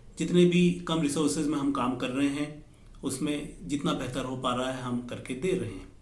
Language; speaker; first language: Hindi; native; Hindi